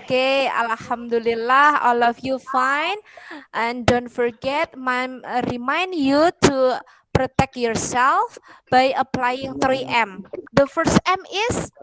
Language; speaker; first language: English; non-native, fluent; Indonesian